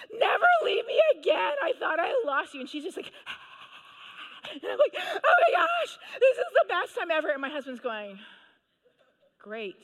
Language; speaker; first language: English; native; English